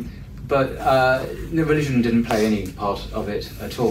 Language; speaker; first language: English; native; English